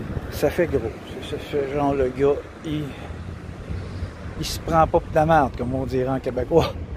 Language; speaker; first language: French; native; French